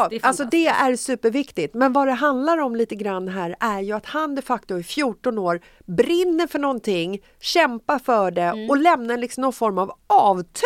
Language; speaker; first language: Swedish; native; Swedish